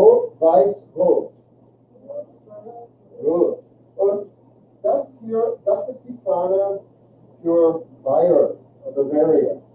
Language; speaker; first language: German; non-native, fluent; English